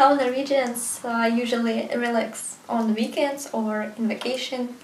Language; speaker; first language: English; non-native, learner; Russian